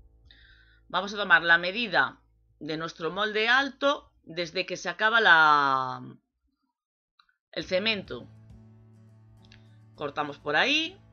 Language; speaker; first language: Spanish; native; Spanish